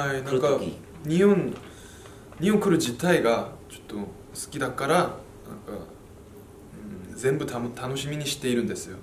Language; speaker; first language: Japanese; non-native, fluent; Korean